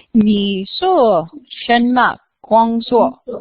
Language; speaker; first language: Chinese; non-native, learner; English